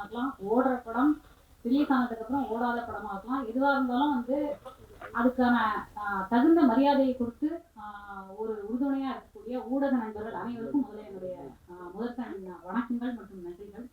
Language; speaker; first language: Tamil; native; Tamil